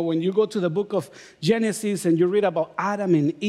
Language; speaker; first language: English; non-native, fluent; Spanish